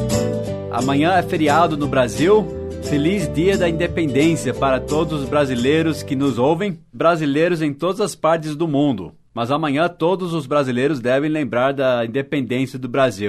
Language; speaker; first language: Portuguese; non-native, fluent; English